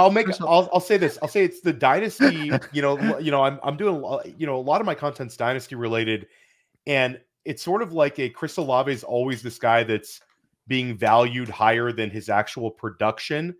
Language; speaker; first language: English; native; English